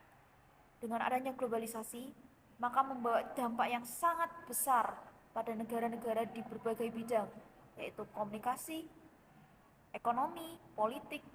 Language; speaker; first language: Indonesian; native; Indonesian